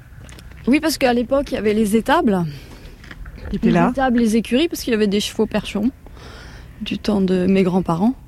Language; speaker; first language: French; native; French